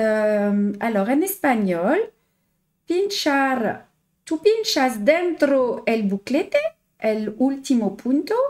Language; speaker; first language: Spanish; non-native, learner; French